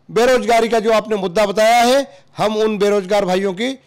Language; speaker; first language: Hindi; native; Hindi